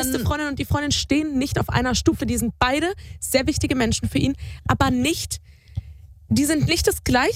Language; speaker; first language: German; native; German